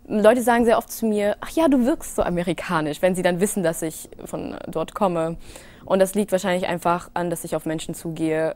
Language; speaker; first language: German; early bilingual, other home language; English